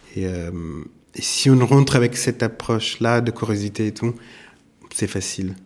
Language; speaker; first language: French; non-native, fluent; Italian